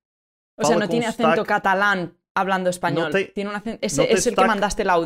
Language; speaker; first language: Portuguese; non-native, learner; Spanish